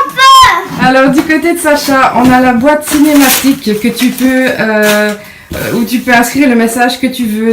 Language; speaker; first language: French; native; French